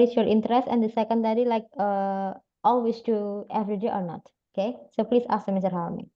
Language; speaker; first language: English; non-native, fluent; Indonesian